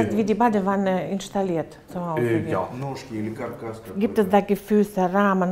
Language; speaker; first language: German; non-native, fluent; Russian